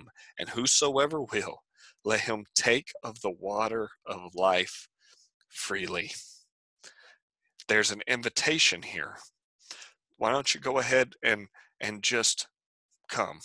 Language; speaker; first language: English; native; English